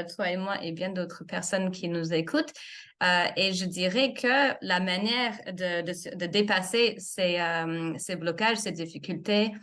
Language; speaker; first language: French; non-native, fluent; English